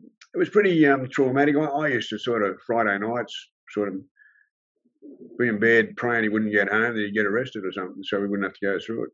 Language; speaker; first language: English; native; English